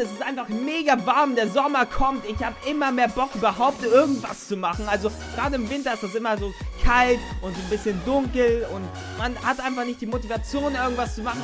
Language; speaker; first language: German; native; German